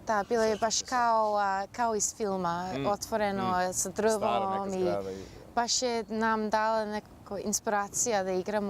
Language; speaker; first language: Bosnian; early bilingual, heritage; Bosnian